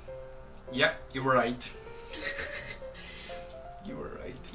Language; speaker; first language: English; non-native, fluent; Japanese